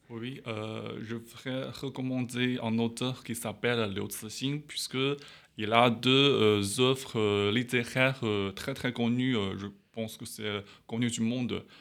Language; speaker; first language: French; non-native, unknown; Chinese